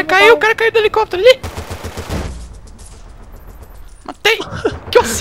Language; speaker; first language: Portuguese; native; Portuguese